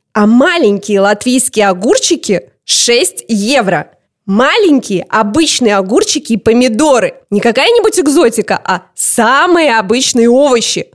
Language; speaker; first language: Russian; native; Russian